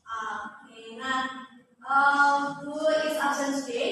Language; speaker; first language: English; non-native, learner; Indonesian